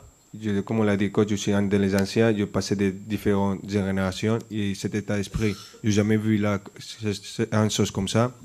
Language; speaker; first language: French; non-native, fluent; Spanish